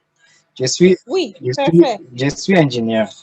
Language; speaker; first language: French; non-native, learner; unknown